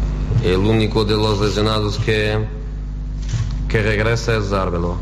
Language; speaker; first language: Spanish; non-native, fluent; Portuguese